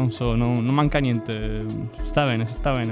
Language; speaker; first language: Italian; non-native, learner; Spanish